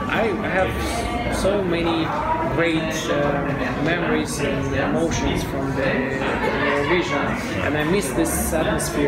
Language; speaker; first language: English; non-native, fluent; Russian